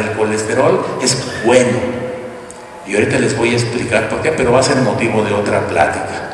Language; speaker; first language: Spanish; native; Spanish